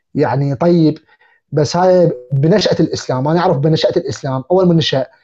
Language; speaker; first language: Arabic; native; Arabic